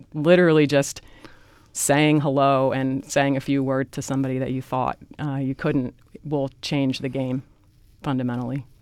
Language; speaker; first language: English; native; English